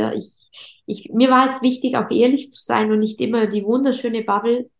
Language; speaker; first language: German; native; German